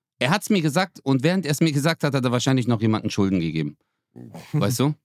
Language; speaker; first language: German; early bilingual, other home language; Turkish